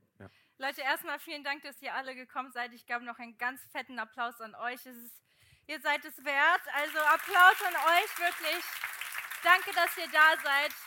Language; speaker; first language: German; early bilingual, other home language; Portuguese